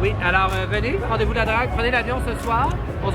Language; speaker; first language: French; native; French